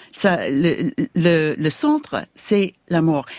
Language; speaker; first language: French; non-native, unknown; English